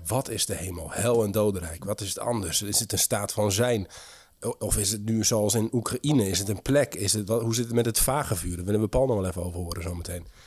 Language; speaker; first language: Dutch; native; Dutch